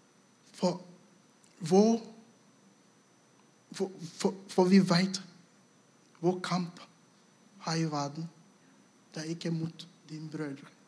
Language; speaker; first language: Norwegian; non-native, fluent; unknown